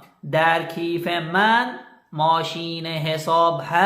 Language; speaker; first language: Persian; non-native, fluent; Urdu